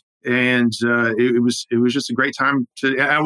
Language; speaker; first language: English; native; English